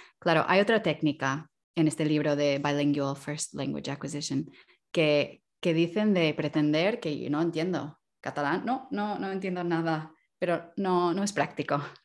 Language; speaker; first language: Spanish; non-native, fluent; English